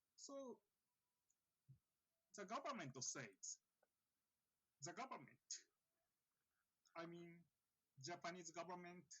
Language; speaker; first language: English; non-native, fluent; Japanese